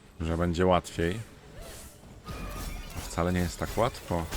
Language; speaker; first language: Polish; native; Polish